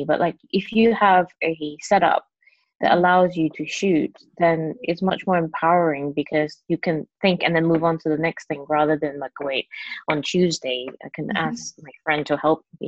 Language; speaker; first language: English; non-native, local second language; Cantonese